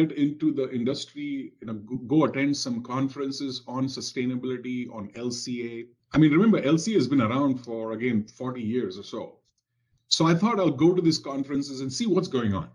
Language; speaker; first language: English; non-native, local second language; Marathi